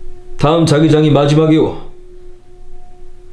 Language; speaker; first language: Korean; native; Korean